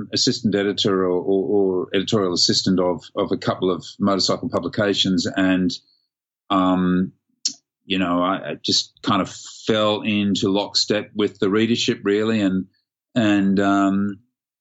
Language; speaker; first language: English; native; English